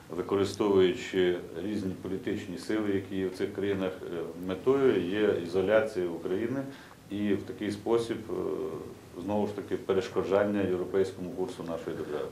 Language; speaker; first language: Ukrainian; native; Ukrainian